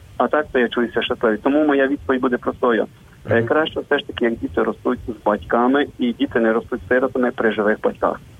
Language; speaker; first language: Ukrainian; native; Ukrainian